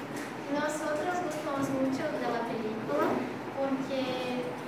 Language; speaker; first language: Spanish; non-native, learner; Portuguese